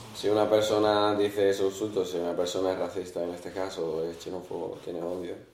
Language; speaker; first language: Spanish; early bilingual, other home language; Arabic